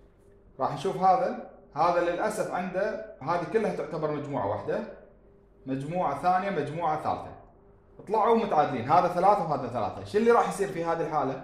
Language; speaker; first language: Arabic; native; Arabic